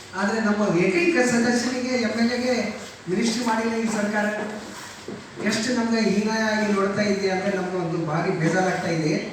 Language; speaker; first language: Kannada; non-native, local second language; Lambadi